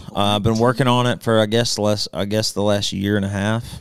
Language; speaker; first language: English; native; English